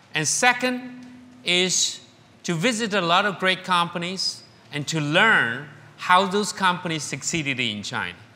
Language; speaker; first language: English; non-native, fluent; Chinese